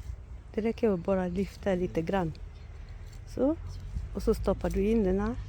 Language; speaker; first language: Swedish; non-native, fluent; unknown